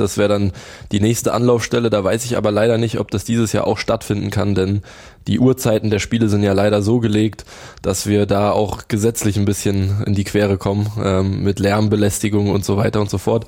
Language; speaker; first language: German; native; German